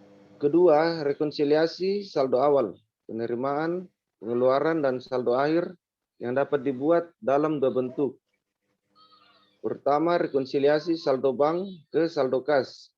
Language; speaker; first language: Indonesian; native; Indonesian